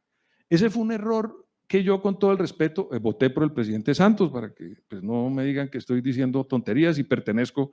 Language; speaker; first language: Spanish; native; Spanish